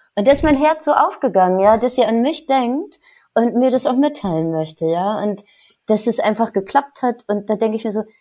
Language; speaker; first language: German; native; German